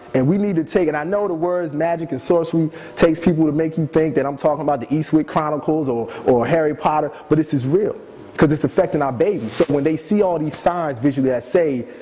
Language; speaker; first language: English; native; English